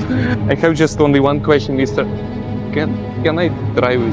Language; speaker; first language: English; non-native, learner; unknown